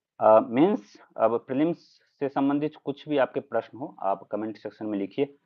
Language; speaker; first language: Hindi; non-native, local second language; Maithili